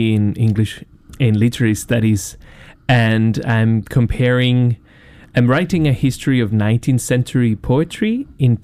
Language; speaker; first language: English; non-native, fluent; Spanish